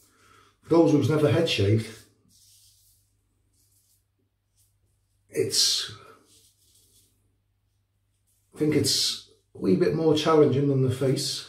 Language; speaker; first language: English; native; English